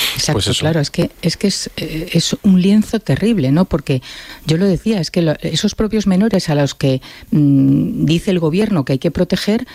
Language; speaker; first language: Spanish; native; Spanish